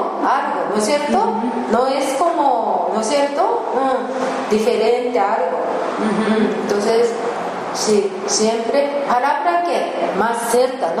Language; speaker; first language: Spanish; non-native, learner; Japanese